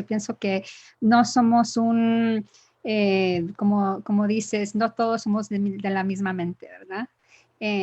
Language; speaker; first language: Spanish; early bilingual, other home language; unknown